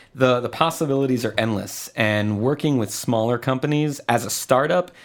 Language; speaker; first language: English; non-native, fluent; Spanish